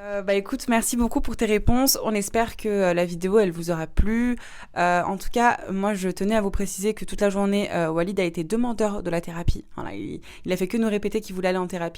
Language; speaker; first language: French; native; French